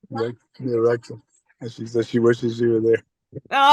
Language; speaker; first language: English; native; English